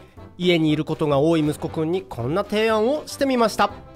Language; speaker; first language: Japanese; native; Japanese